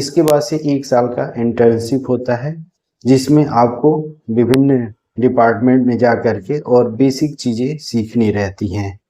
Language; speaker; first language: Hindi; native; Hindi